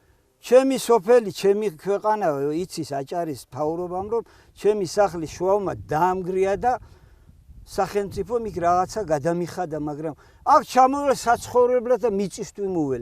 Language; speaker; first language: Georgian; native; Georgian